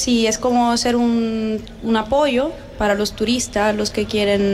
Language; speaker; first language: Spanish; non-native, learner; Italian